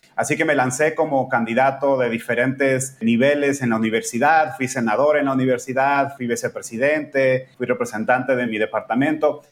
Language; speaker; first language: Spanish; native; Spanish